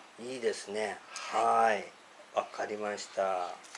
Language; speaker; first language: Japanese; native; Japanese